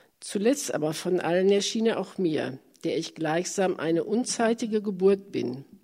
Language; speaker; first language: German; native; German